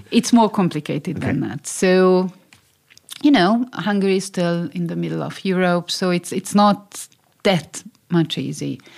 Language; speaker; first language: English; non-native, fluent; Hungarian